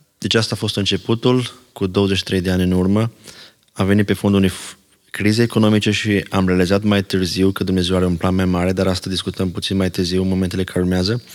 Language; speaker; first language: Romanian; non-native, local second language; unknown